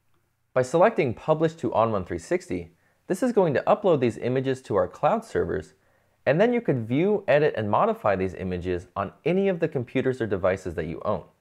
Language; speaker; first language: English; native; English